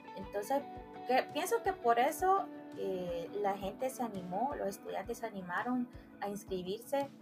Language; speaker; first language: Spanish; native; Spanish